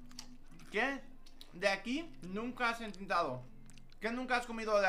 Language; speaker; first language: Spanish; early bilingual, heritage; Spanish